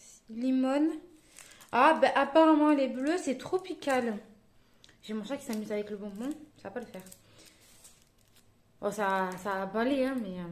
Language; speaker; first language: French; native; French